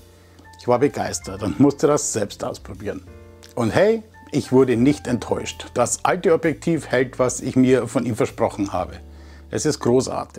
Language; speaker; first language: German; native; German